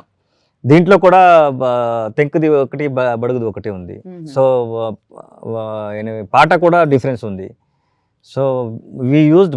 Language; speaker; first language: Telugu; non-native, learner; Kannada